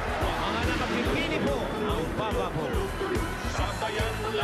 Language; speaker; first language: Filipino; native; Filipino